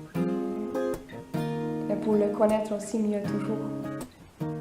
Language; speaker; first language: French; non-native, fluent; Hungarian